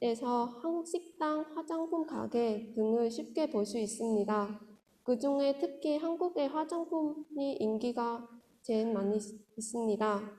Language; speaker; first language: Korean; non-native, fluent; Vietnamese